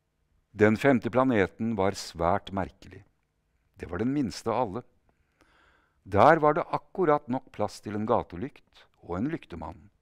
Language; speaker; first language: Norwegian; native; Norwegian